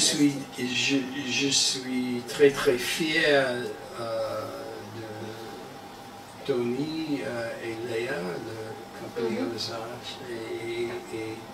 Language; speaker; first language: French; non-native, learner; English